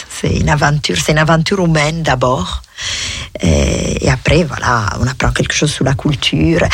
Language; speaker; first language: French; non-native, fluent; Italian